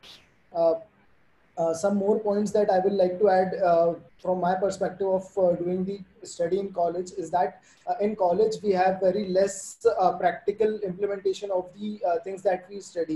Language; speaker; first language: English; non-native, local second language; Hindi